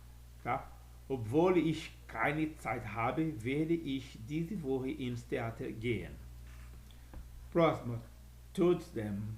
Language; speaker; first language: German; non-native, fluent; Portuguese